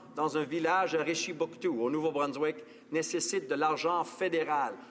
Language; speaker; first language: French; non-native, local second language; English